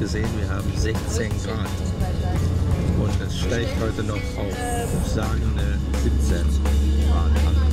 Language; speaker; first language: German; native; German